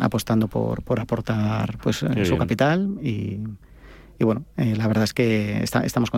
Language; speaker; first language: Spanish; native; Spanish